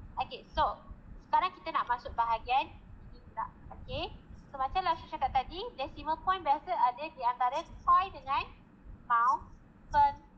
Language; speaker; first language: Malay; non-native, local second language; Chinese